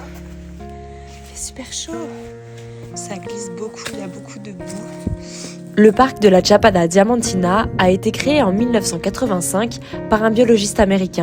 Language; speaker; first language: French; native; French